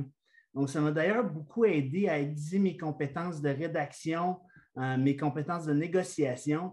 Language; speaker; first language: French; native; French